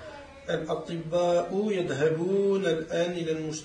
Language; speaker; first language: Arabic; non-native, learner; French